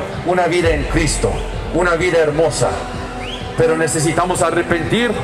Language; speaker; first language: Spanish; non-native, learner; English